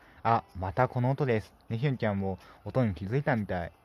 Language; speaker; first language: Japanese; native; Japanese